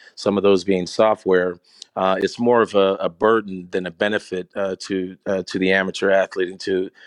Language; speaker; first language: English; native; English